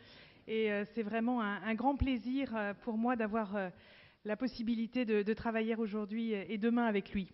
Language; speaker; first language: French; native; French